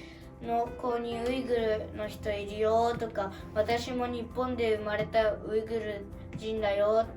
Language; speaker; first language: Japanese; early bilingual, other home language; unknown